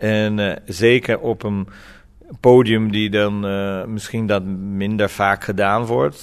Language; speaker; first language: Dutch; non-native, fluent; Portuguese